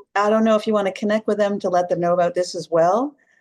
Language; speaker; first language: English; native; English